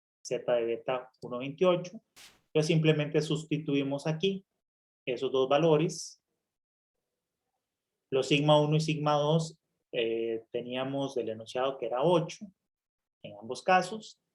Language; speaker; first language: Spanish; native; Spanish